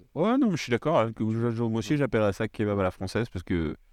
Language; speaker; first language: French; native; French